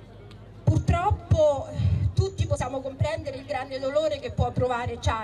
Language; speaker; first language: Italian; native; Italian